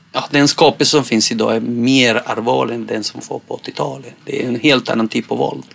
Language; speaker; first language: Swedish; non-native, fluent; Spanish